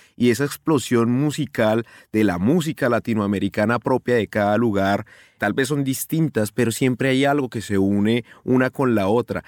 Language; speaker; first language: Spanish; native; Spanish